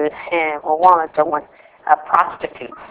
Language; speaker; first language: Chinese; non-native, fluent; English